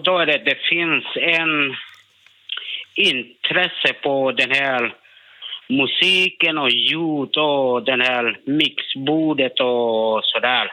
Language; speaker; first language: Swedish; non-native, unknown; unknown